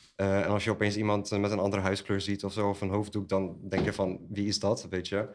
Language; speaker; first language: Dutch; early bilingual, other home language; Polish